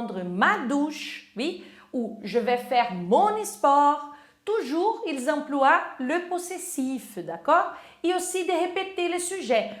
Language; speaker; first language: French; non-native, fluent; Portuguese